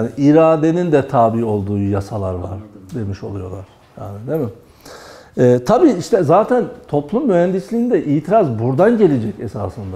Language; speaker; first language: Turkish; native; Turkish